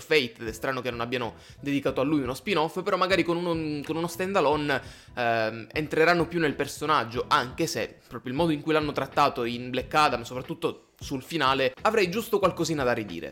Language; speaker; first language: Italian; native; Italian